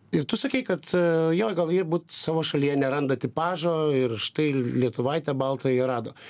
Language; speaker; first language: Lithuanian; native; Lithuanian